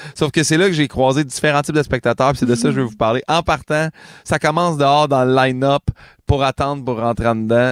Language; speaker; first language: French; native; French